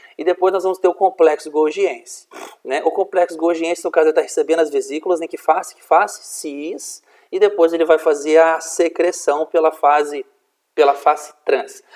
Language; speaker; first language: Portuguese; native; Portuguese